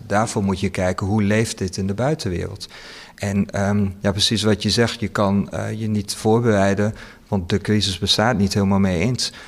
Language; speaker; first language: Dutch; native; Dutch